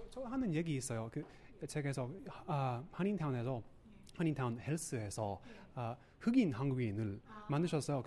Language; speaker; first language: Korean; non-native, learner; English